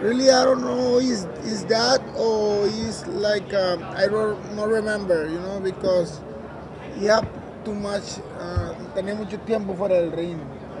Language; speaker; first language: English; non-native, learner; Spanish